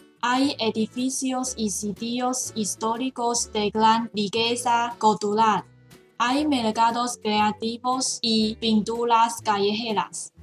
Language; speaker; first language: Spanish; non-native, learner; Chinese